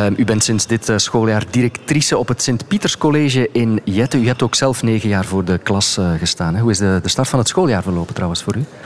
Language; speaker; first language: Dutch; native; Dutch